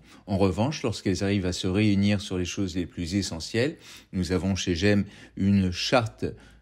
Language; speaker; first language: French; native; French